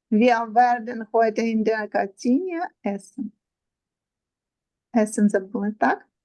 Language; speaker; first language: German; non-native, learner; Ukrainian